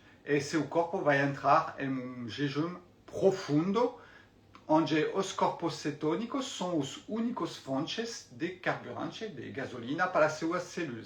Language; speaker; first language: Portuguese; non-native, fluent; French